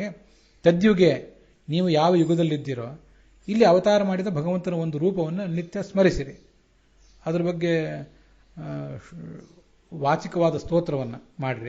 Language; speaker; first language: Kannada; native; Kannada